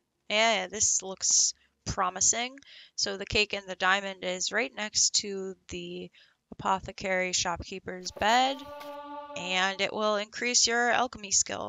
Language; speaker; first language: English; native; English